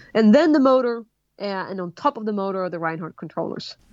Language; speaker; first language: English; non-native, fluent; Swedish